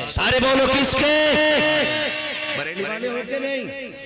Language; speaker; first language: Hindi; native; Hindi